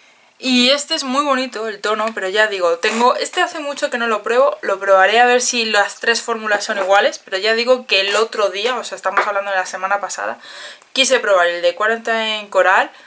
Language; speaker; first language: Spanish; native; Spanish